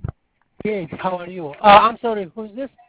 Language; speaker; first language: English; non-native, fluent; Arabic